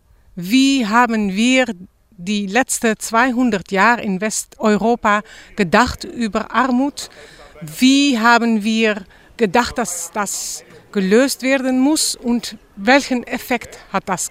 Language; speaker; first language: German; non-native, fluent; Dutch